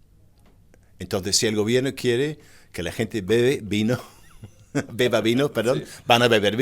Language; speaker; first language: Spanish; non-native, fluent; English